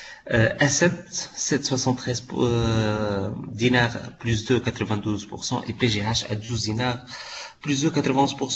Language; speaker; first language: French; non-native, local second language; Arabic